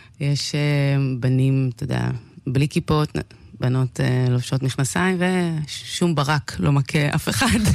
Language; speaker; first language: Hebrew; early bilingual, other home language; Amharic